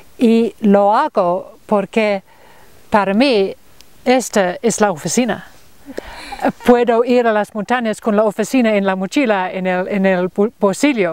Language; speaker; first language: Spanish; non-native, learner; English